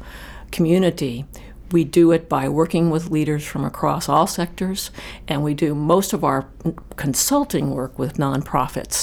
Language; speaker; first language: English; native; English